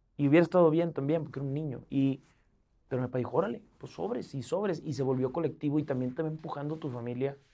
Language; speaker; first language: Spanish; native; Spanish